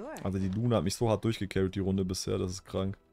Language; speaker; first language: German; native; German